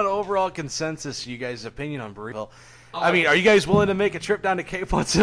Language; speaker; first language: English; native; English